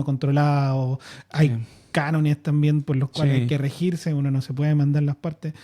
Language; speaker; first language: Spanish; native; Spanish